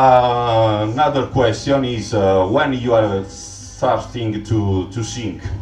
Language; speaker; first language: English; non-native, learner; Italian